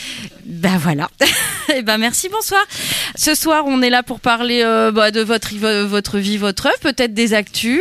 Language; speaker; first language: French; native; French